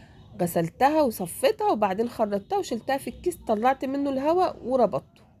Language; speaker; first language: Arabic; native; Arabic